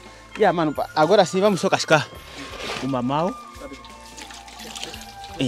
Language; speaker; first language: Portuguese; non-native, learner; Vietnamese